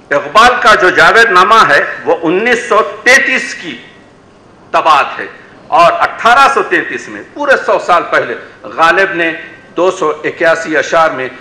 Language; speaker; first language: Urdu; native; Urdu